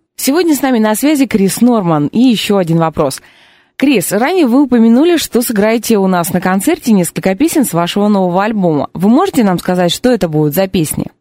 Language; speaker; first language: Russian; native; Russian